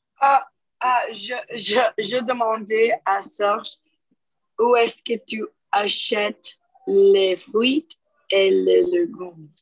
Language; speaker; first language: French; non-native, learner; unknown